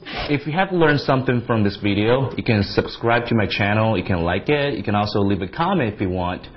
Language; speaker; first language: English; non-native, fluent; Chinese